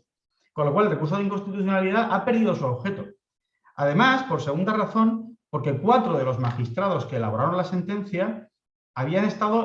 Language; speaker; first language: Spanish; native; Spanish